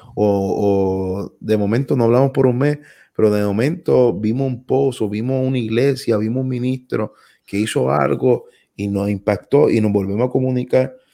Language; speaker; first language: Spanish; native; Spanish